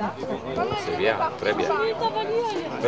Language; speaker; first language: French; non-native, learner; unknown